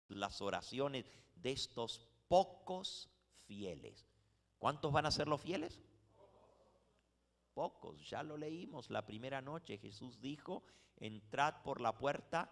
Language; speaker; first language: Spanish; native; Spanish